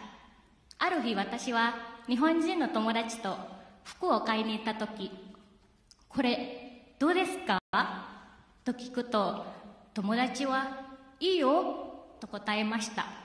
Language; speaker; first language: Japanese; non-native, fluent; Indonesian